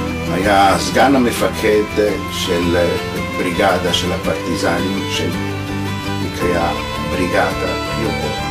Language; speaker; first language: Hebrew; non-native, fluent; Italian